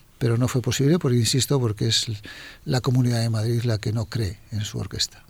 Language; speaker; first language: Spanish; native; Spanish